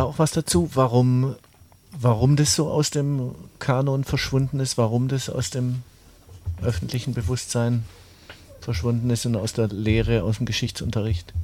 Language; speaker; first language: German; native; German